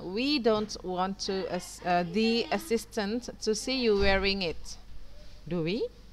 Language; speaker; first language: English; non-native, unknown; Indonesian